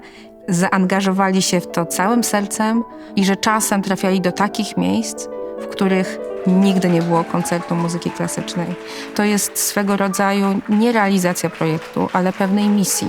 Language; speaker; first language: Polish; native; Polish